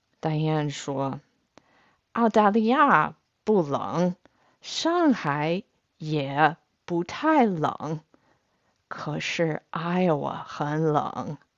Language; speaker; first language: Chinese; non-native, fluent; English